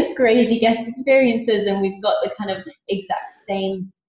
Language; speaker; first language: English; native; English